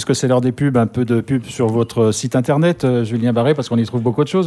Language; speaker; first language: French; native; French